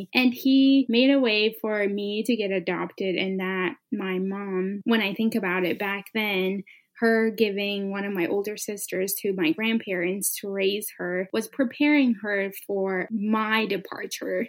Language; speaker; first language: English; early bilingual, other home language; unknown